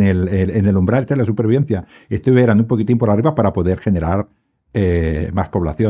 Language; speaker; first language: Spanish; native; Spanish